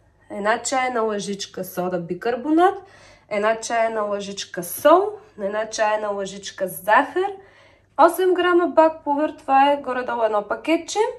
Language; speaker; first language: Bulgarian; native; Bulgarian